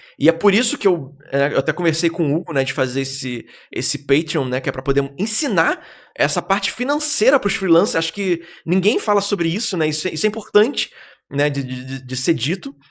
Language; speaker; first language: Portuguese; native; Portuguese